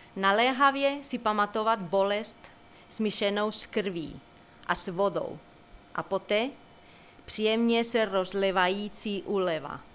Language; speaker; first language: Czech; non-native, fluent; Spanish